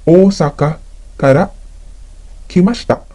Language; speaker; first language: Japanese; non-native, fluent; Filipino